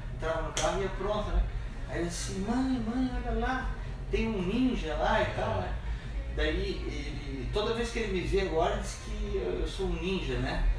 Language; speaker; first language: Portuguese; native; Portuguese